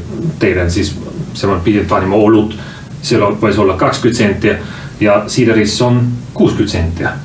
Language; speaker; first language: Finnish; non-native, fluent; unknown